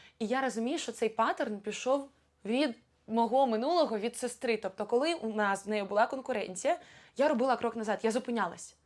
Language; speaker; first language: Ukrainian; non-native, local second language; Russian